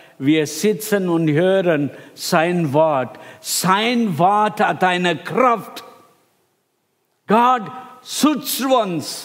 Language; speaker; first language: German; non-native, fluent; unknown